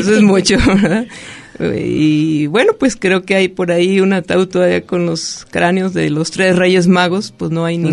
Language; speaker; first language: Spanish; native; Spanish